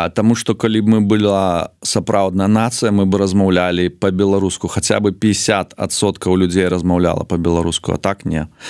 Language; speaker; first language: Belarusian; non-native, local second language; Russian